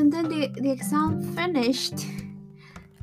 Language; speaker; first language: English; non-native, fluent; Spanish